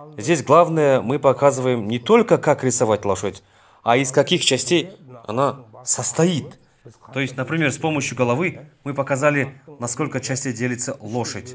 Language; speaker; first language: Russian; non-native, local second language; Kazakh